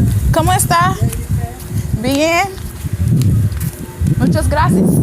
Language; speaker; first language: Spanish; non-native, learner; English